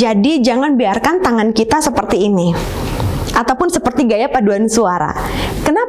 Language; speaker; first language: Indonesian; native; Indonesian